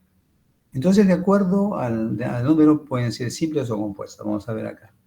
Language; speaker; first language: Spanish; native; Spanish